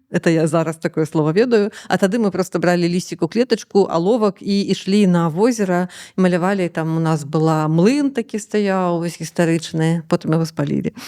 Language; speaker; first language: Belarusian; native; Belarusian